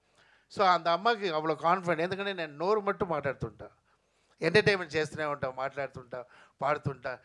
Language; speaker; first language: Telugu; non-native, fluent; Tamil